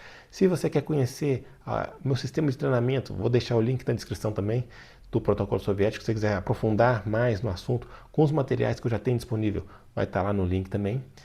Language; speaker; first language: Portuguese; native; Portuguese